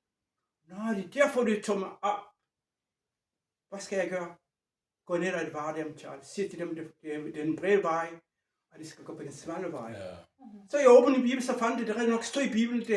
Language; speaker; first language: Danish; non-native, fluent; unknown